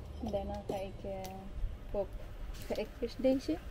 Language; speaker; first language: Dutch; non-native, learner; Filipino